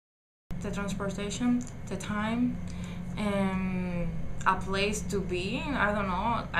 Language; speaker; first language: English; non-native, learner; Spanish